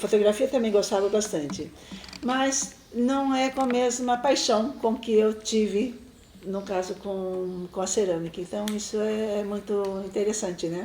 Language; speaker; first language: Portuguese; early bilingual, other home language; Chinese